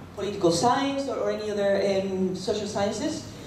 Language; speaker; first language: English; non-native, fluent; Spanish